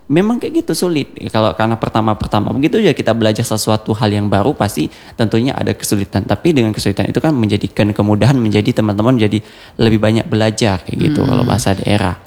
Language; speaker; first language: Indonesian; non-native, local second language; Achinese